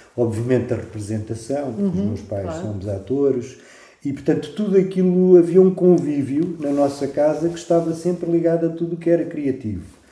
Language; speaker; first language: Portuguese; non-native, fluent; French